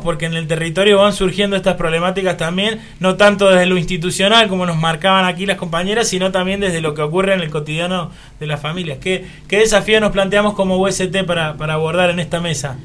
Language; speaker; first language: Spanish; native; Spanish